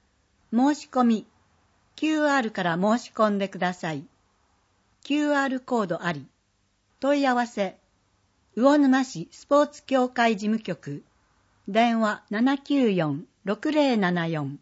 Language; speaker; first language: Japanese; native; Japanese